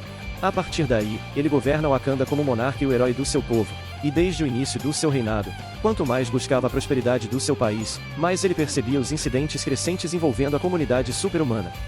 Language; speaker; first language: Portuguese; native; Portuguese